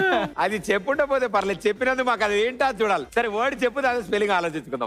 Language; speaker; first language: Telugu; native; Telugu